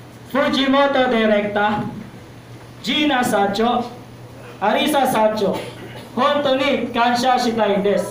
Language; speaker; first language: Japanese; non-native, learner; Filipino